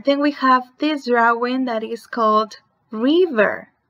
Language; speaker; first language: English; non-native, fluent; Spanish